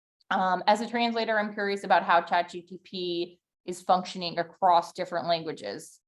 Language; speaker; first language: English; native; English